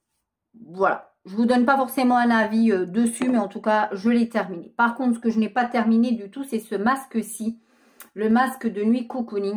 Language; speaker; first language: French; native; French